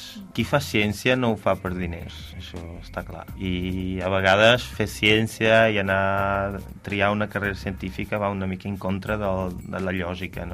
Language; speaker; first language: Catalan; non-native, fluent; Portuguese